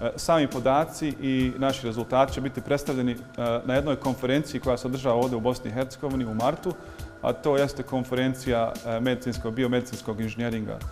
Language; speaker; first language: Bosnian; early bilingual, heritage; Bosnian